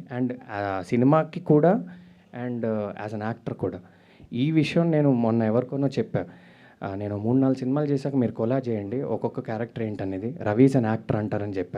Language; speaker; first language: Telugu; native; Telugu